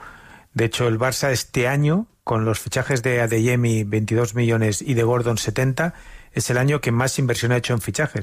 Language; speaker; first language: Spanish; native; Spanish